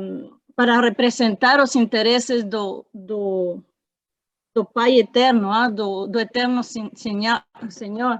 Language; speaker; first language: Portuguese; non-native, fluent; Spanish